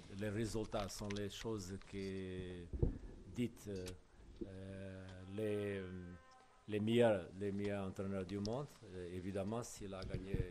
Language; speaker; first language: French; non-native, learner; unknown